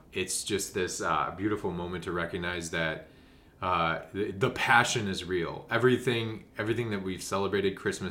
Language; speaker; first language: English; native; English